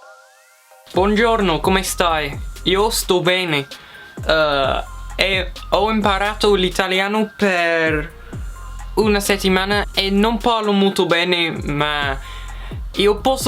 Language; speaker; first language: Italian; non-native, learner; English